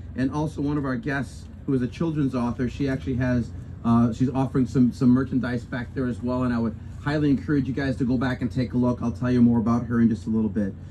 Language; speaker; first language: English; native; English